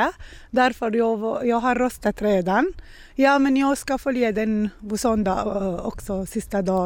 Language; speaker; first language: Swedish; non-native, learner; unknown